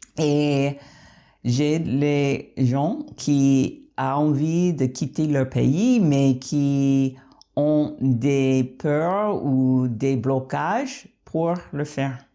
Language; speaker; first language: French; non-native, fluent; English